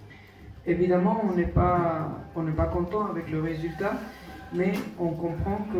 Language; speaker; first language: French; non-native, fluent; Spanish